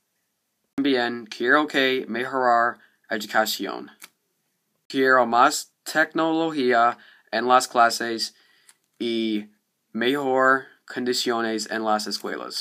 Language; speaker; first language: Spanish; non-native, learner; English